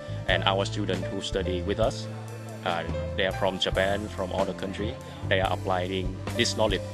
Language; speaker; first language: English; non-native, learner; Vietnamese